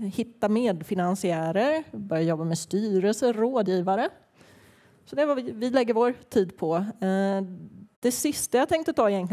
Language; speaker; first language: Swedish; native; Swedish